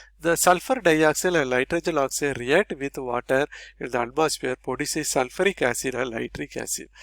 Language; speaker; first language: English; non-native, local second language; Tamil